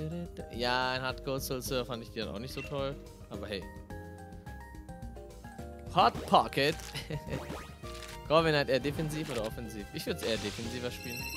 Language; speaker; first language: German; native; German